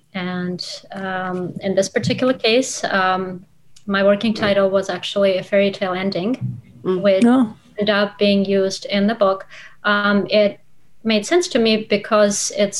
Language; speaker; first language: English; non-native, fluent; Russian